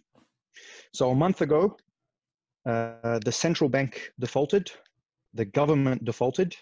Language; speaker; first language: English; non-native, fluent; Arabic